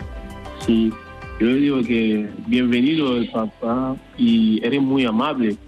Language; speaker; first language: Spanish; non-native, learner; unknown